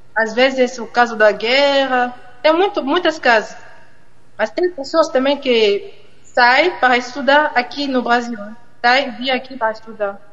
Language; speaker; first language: Portuguese; non-native, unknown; French